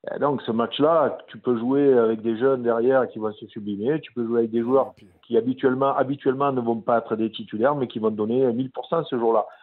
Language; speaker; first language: French; native; French